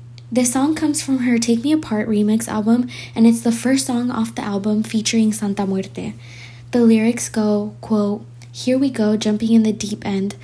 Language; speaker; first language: English; early bilingual, other home language; Spanish